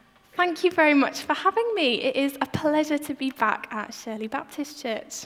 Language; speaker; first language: English; native; English